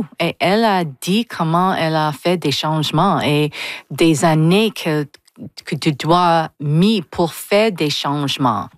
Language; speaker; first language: French; non-native, local second language; English